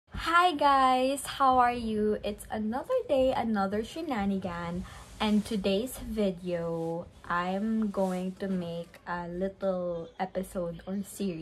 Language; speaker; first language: English; non-native, local second language; Filipino